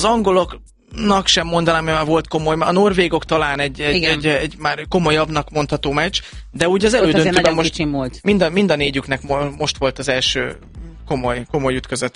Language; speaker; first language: Hungarian; native; Hungarian